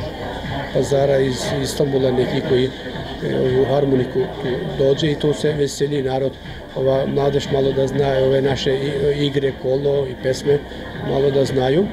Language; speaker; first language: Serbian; early bilingual, heritage; Croatian